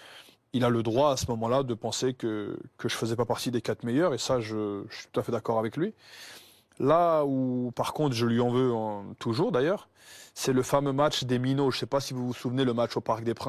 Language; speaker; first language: French; native; French